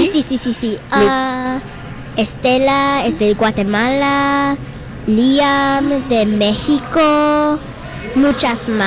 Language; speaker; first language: Spanish; non-native, learner; English